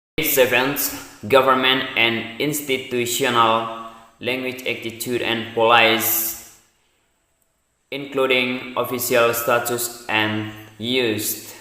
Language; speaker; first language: English; non-native, learner; Indonesian